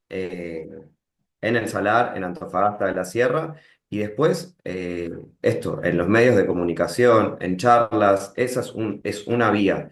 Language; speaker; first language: Spanish; native; Spanish